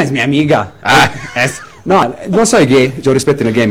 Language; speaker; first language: Spanish; non-native, learner; Arabic